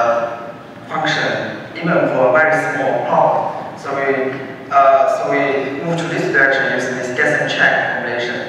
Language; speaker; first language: English; non-native, fluent; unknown